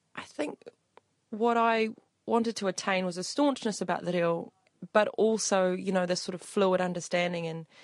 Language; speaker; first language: English; native; English